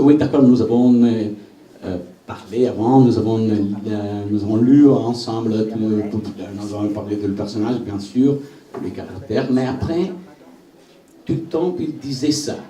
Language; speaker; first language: French; non-native, learner; Italian